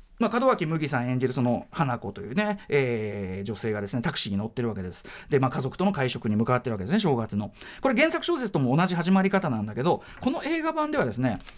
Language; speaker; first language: Japanese; native; Japanese